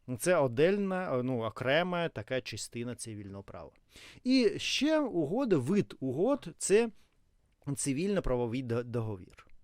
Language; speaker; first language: Ukrainian; non-native, local second language; Russian